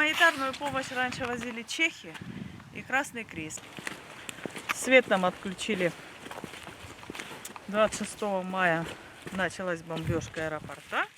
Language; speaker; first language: Russian; native; Russian